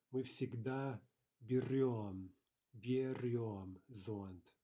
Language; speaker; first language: Russian; non-native, fluent; English